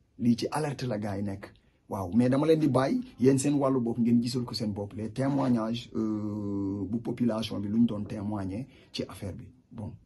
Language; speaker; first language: Wolof; non-native, local second language; Jola-Fonyi